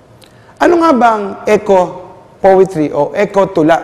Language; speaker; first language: Filipino; native; Filipino